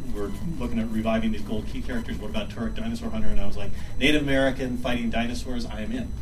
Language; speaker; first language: English; native; English